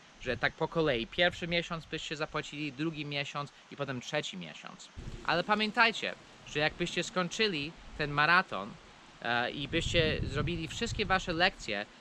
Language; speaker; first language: Polish; non-native, fluent; English